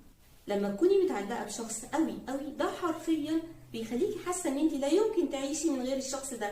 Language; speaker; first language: Arabic; native; Arabic